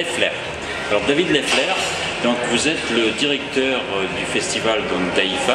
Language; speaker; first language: French; native; French